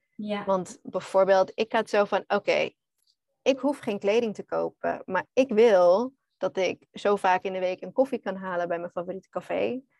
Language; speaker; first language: Dutch; non-native, fluent; English